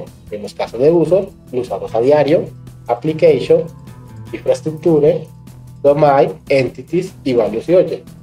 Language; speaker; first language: Spanish; native; Spanish